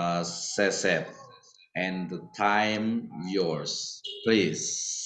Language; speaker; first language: English; non-native, learner; Indonesian